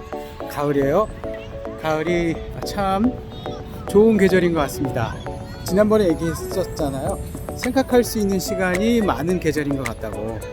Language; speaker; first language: Korean; native; Korean